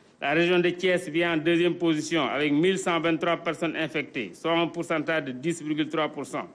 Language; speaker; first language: French; non-native, local second language; Wolof